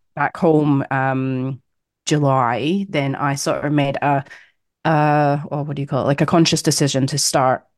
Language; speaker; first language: English; native; English